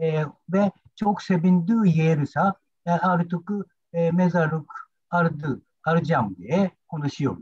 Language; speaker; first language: Turkish; non-native, learner; Japanese